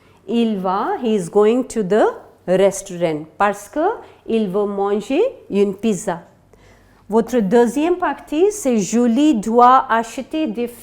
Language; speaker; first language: French; non-native, fluent; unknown